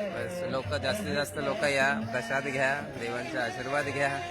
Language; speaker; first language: Marathi; non-native, local second language; Hindi